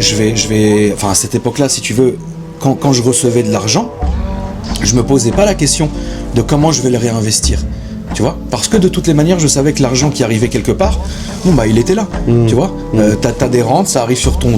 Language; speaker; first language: French; native; French